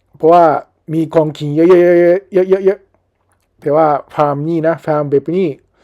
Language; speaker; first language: Thai; non-native, learner; Japanese